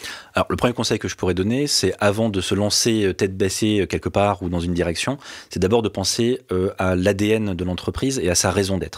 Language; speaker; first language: French; native; French